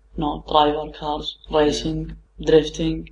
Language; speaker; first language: English; non-native, learner; Arabic